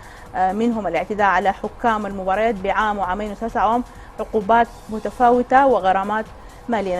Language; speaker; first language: Arabic; native; Arabic